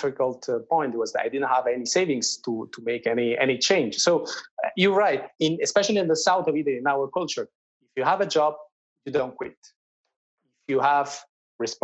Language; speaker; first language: English; non-native, fluent; Italian